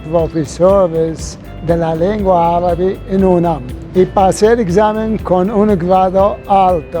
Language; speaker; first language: Spanish; non-native, fluent; Arabic